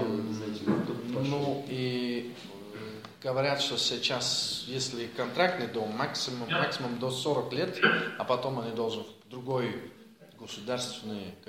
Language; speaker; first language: Russian; non-native, learner; Dutch